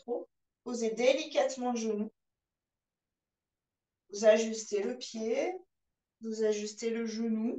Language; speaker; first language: French; native; French